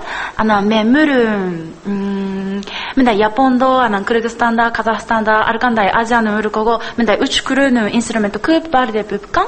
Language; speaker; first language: Kyrgyz; non-native, learner; Japanese